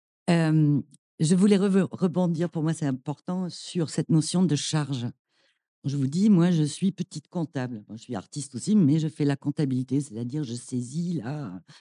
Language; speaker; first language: French; non-native, fluent; German